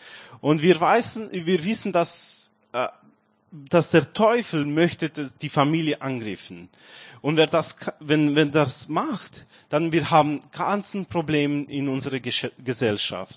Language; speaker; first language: German; non-native, learner; Romanian